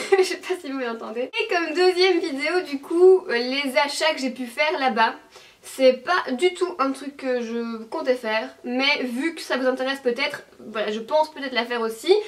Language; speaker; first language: French; native; French